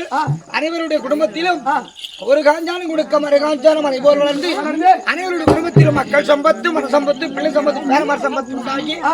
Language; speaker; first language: Tamil; native; Tamil